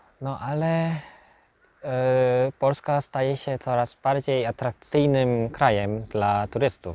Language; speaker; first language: Polish; non-native, learner; Korean